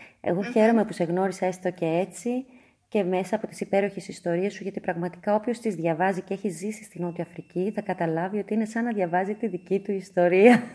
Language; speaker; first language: Greek; early bilingual, heritage; Greek